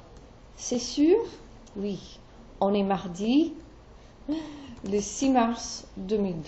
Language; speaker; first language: French; non-native, fluent; English